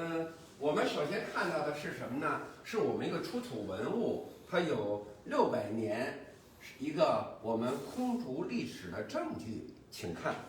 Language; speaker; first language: Chinese; native; Chinese